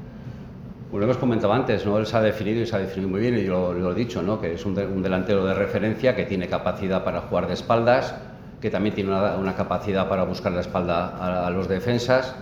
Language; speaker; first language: Spanish; native; Spanish